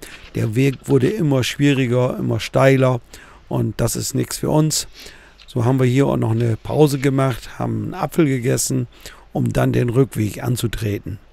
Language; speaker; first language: German; native; German